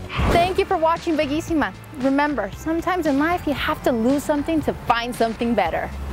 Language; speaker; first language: English; early bilingual, other home language; Spanish